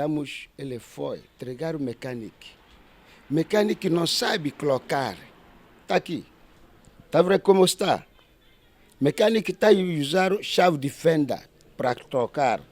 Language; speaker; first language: Portuguese; non-native, learner; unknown